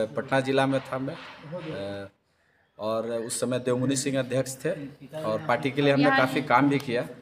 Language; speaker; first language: Hindi; native; Hindi